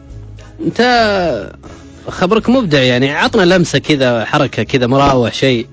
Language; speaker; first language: Arabic; native; Arabic